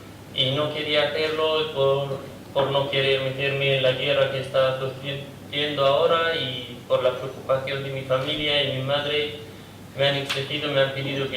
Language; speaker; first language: Spanish; non-native, fluent; Kurdish